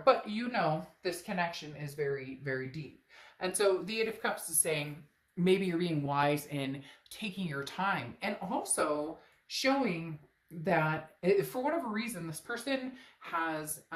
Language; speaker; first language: English; native; English